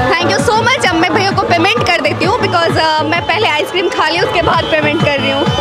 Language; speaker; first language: Hindi; native; Hindi